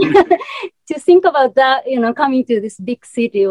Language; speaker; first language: English; non-native, fluent; Japanese